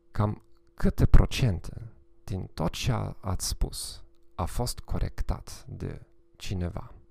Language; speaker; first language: Romanian; non-native, fluent; German